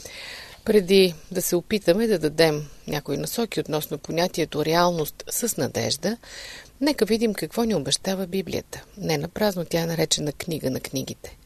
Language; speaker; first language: Bulgarian; native; Bulgarian